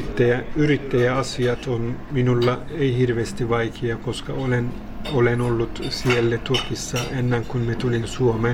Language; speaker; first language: Finnish; non-native, fluent; Turkish